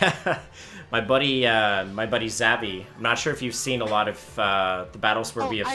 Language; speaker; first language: English; native; English